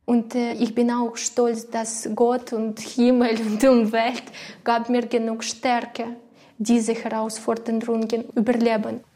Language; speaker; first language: German; non-native, learner; Ukrainian